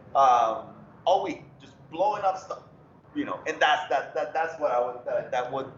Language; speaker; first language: English; early bilingual, other home language; Spanish